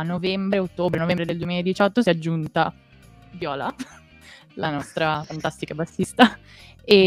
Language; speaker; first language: Italian; native; Italian